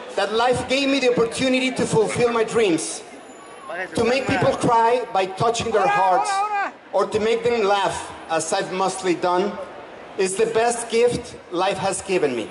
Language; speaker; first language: English; non-native, fluent; Spanish